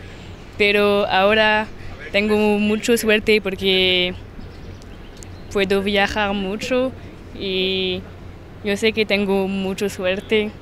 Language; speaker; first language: Spanish; non-native, learner; French